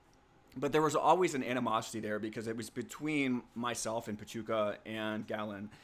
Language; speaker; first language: English; native; English